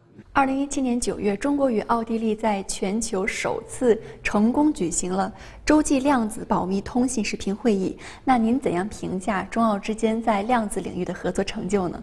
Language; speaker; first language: Chinese; native; Chinese